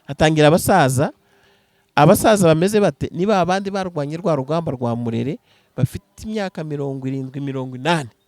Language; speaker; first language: Kinyarwanda; native; Kinyarwanda